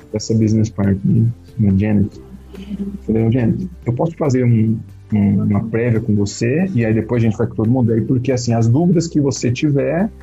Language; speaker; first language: Portuguese; native; Portuguese